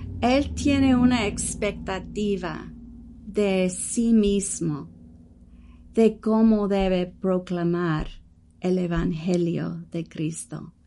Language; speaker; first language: Spanish; early bilingual, heritage; English